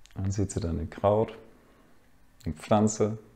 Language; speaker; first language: German; native; German